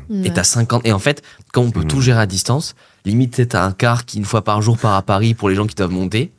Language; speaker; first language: French; native; French